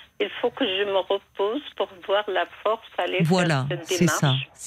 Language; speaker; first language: French; non-native, fluent; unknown